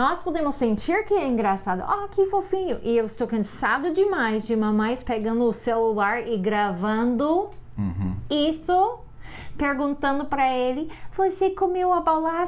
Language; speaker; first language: Portuguese; non-native, fluent; English